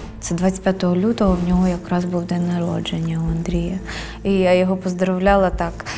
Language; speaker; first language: Ukrainian; native; Ukrainian